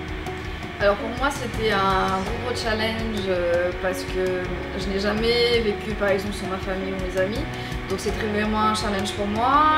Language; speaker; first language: French; non-native, local second language; Morisyen